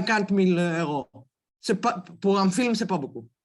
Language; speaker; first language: French; non-native, learner; Greek